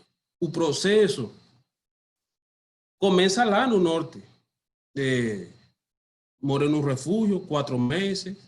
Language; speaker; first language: Portuguese; non-native, learner; Spanish